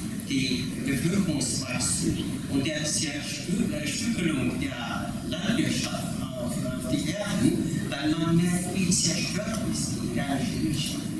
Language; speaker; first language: German; non-native, fluent; Persian